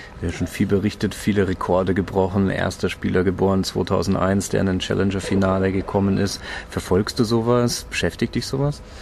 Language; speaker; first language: German; native; German